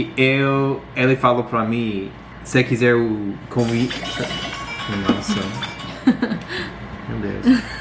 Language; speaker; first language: Portuguese; non-native, learner; English